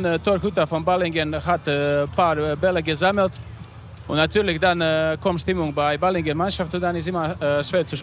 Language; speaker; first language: German; non-native, learner; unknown